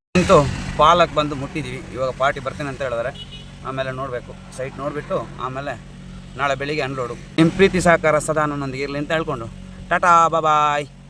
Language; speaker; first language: Kannada; native; Kannada